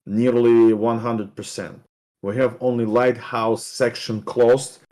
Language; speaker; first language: English; non-native, fluent; Russian